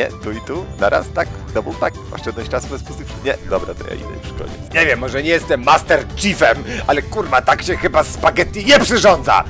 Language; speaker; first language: Polish; native; Polish